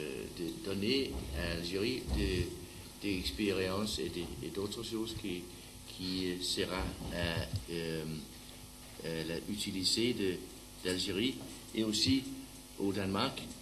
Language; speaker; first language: French; non-native, learner; Danish